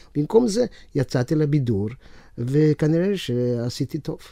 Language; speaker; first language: Hebrew; non-native, fluent; Romanian